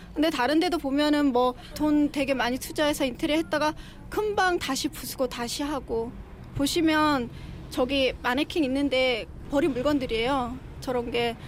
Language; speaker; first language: Korean; native; Korean